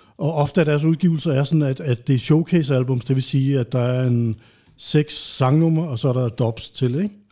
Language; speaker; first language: Danish; native; Danish